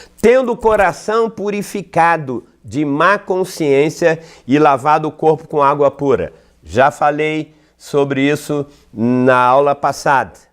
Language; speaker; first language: Portuguese; native; Portuguese